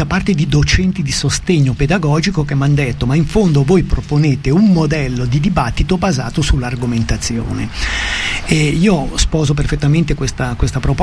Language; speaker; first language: Italian; native; Italian